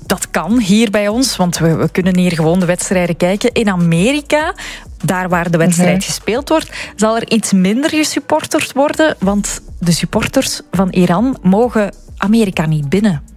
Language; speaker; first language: Dutch; native; Dutch